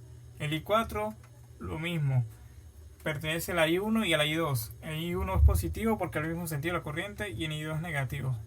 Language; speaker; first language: Spanish; native; Spanish